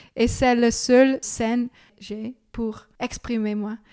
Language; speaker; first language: French; non-native, learner; Dutch